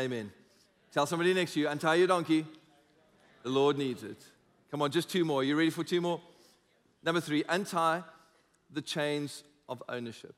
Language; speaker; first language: English; native; English